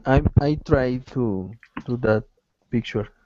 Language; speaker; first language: English; non-native, learner; Spanish